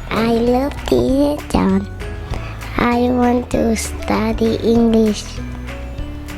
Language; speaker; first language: English; non-native, learner; Thai